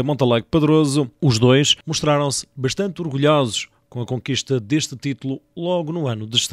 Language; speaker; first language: Portuguese; native; Portuguese